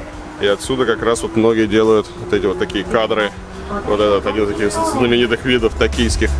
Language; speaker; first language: Russian; native; Russian